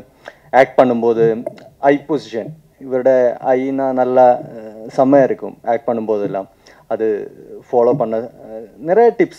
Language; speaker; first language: Tamil; non-native, learner; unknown